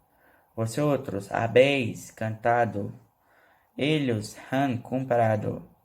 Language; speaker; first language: Spanish; non-native, learner; Portuguese